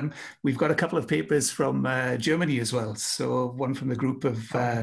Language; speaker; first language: English; native; English